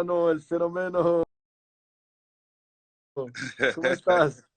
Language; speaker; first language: Spanish; non-native, learner; French